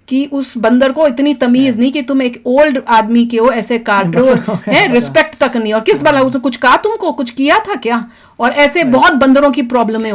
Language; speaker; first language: Hindi; native; Hindi